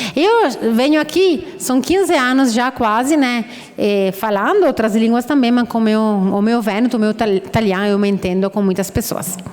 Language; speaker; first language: Portuguese; non-native, fluent; Italian